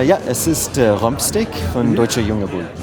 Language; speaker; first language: German; non-native, learner; French